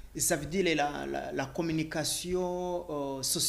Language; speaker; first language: French; non-native, learner; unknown